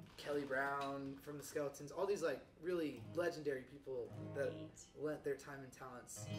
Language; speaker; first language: English; native; English